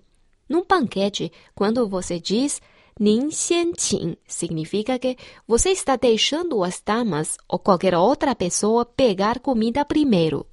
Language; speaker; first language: Portuguese; non-native, fluent; Chinese